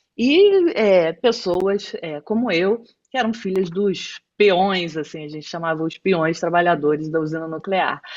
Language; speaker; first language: Portuguese; native; Portuguese